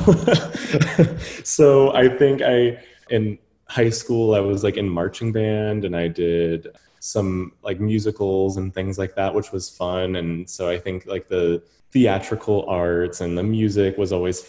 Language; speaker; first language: English; native; English